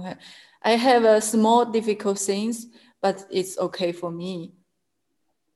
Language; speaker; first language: English; non-native, learner; Chinese